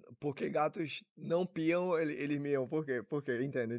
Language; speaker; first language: Portuguese; native; Portuguese